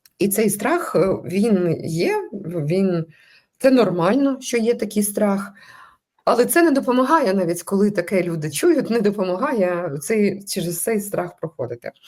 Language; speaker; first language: Ukrainian; non-native, local second language; Russian